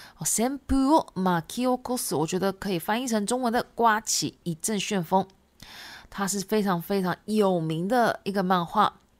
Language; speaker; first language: Chinese; non-native, fluent; Japanese